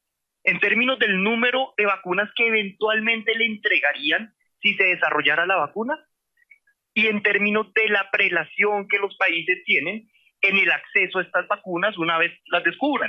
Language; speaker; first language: Spanish; native; Spanish